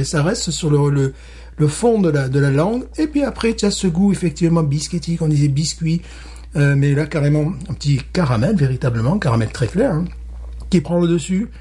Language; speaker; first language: French; native; French